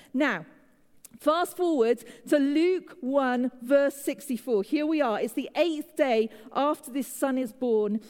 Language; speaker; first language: English; native; English